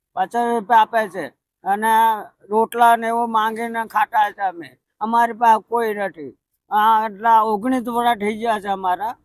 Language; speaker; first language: Gujarati; native; Gujarati